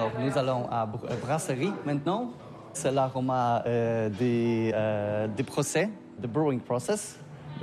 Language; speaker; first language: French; non-native, learner; Polish